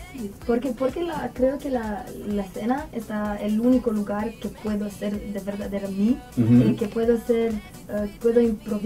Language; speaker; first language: Spanish; non-native, learner; Romanian